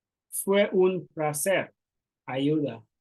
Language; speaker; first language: Spanish; non-native, learner; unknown